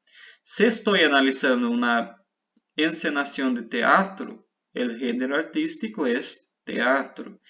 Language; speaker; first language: Spanish; non-native, fluent; Portuguese